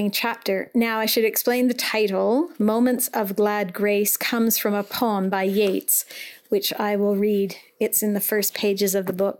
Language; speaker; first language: English; native; English